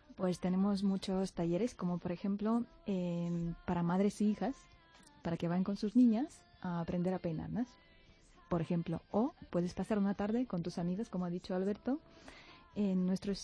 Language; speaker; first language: Spanish; non-native, fluent; Russian